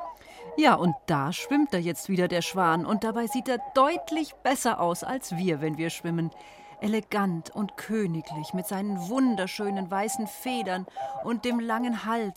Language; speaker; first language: German; native; German